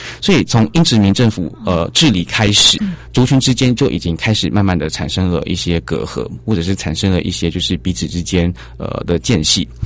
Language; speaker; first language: Chinese; native; Chinese